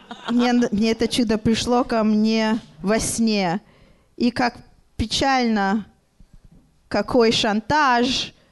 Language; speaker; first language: Russian; early bilingual, heritage; Russian